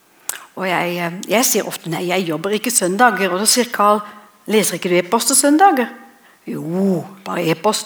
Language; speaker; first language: Norwegian; non-native, fluent; English